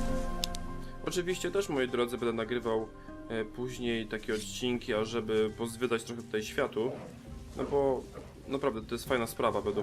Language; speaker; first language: Polish; native; Polish